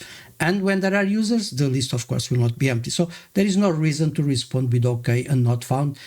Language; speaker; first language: English; non-native, fluent; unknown